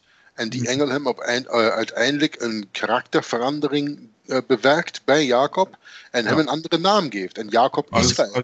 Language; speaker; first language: Dutch; native; Dutch